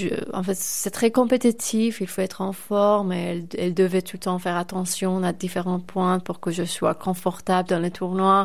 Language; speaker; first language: French; non-native, fluent; Persian